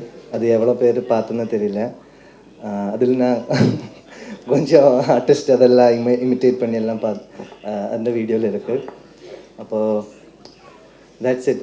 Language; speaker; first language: Tamil; non-native, learner; Malayalam